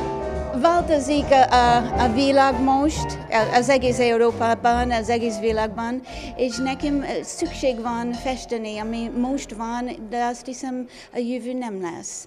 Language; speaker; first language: Hungarian; non-native, learner; English